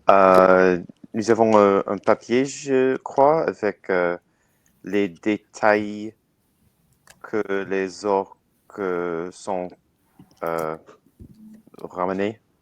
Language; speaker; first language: French; non-native, learner; English